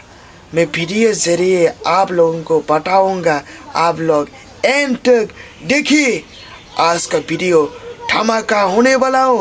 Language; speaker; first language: Hindi; non-native, local second language; Bodo